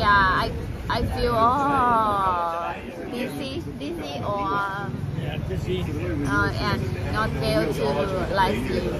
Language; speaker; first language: English; non-native, learner; Thai